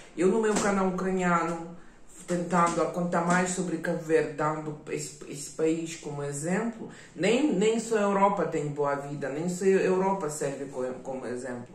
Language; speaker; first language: Portuguese; non-native, fluent; Ukrainian